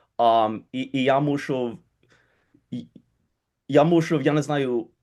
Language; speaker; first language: Ukrainian; early bilingual, heritage; Ukrainian